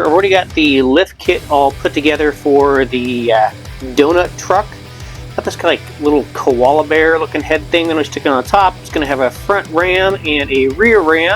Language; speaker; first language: English; native; English